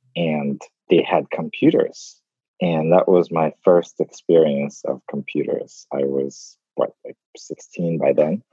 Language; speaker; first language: English; non-native, local second language; Igbo